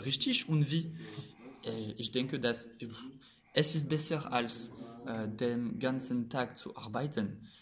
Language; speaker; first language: German; non-native, learner; French